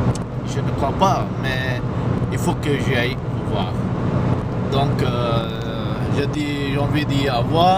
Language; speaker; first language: French; non-native, fluent; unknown